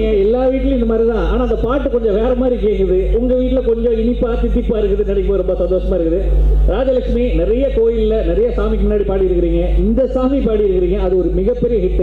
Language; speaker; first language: Tamil; native; Tamil